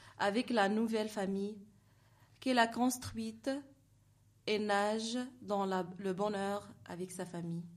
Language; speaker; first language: French; non-native, learner; Arabic